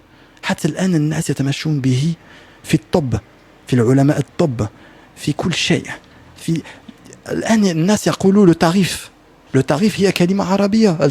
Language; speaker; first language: Arabic; non-native, learner; French